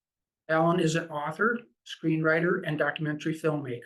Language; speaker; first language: English; native; English